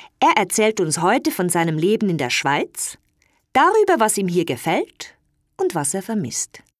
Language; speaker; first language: German; native; German